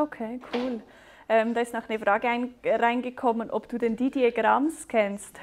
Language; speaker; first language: German; native; German